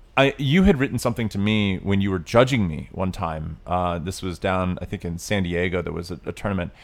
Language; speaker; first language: English; native; English